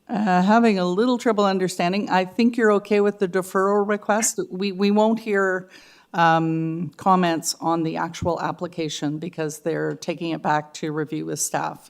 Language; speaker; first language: English; native; English